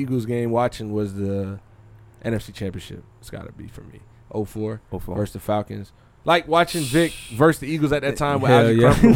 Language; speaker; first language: English; native; English